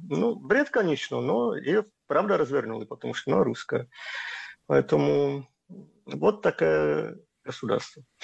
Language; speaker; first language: Russian; non-native, fluent; Czech